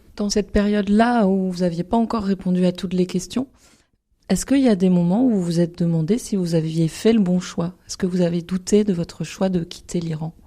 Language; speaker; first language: French; native; French